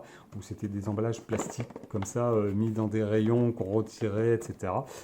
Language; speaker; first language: French; native; French